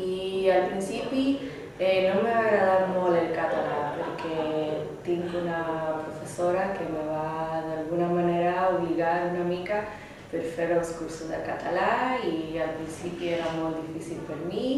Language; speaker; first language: Catalan; non-native, fluent; Spanish